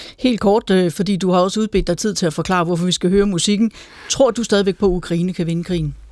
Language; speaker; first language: Danish; native; Danish